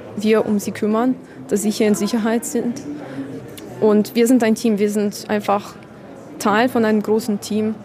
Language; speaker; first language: German; non-native, fluent; Ukrainian